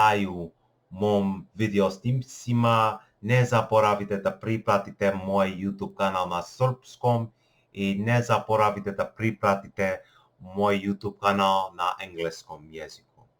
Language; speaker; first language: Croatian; non-native, learner; English